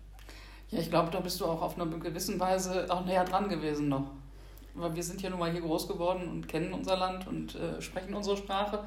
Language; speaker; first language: German; native; German